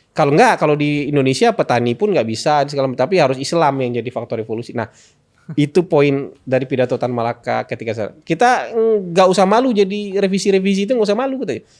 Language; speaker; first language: Indonesian; non-native, local second language; Minangkabau